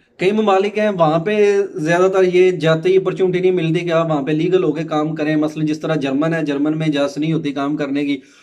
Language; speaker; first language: Urdu; non-native, local second language; Punjabi